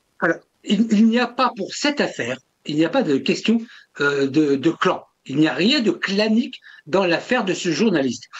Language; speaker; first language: French; non-native, local second language; Kabyle